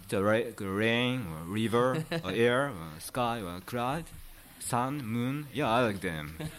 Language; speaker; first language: English; non-native, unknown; Japanese